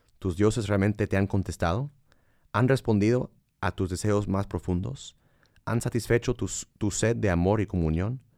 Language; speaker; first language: Spanish; non-native, fluent; English